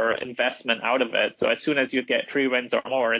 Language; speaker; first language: English; non-native, fluent; Dutch